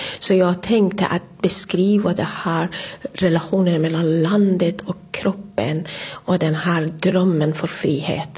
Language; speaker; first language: Swedish; non-native, fluent; Persian